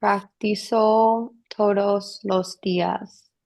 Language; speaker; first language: Spanish; non-native, learner; English